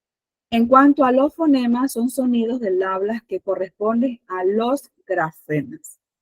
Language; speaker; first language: Spanish; native; Spanish